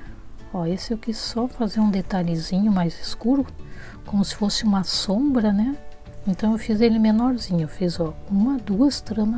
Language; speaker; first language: Portuguese; native; Portuguese